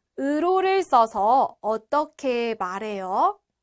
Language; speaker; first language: Korean; native; Korean